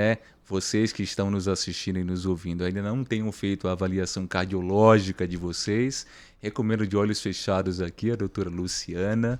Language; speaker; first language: Portuguese; native; Portuguese